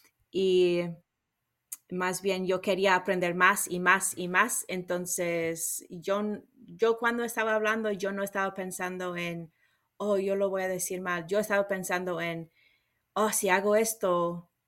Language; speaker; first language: Spanish; non-native, fluent; English